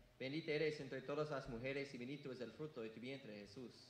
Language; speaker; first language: Spanish; non-native, fluent; English